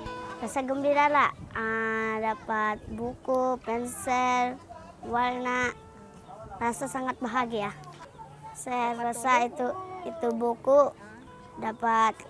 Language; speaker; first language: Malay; non-native, local second language; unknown